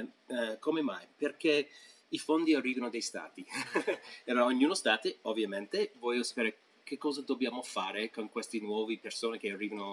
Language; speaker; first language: Italian; non-native, fluent; English